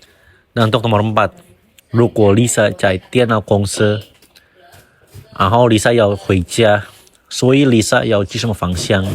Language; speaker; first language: Chinese; non-native, fluent; Indonesian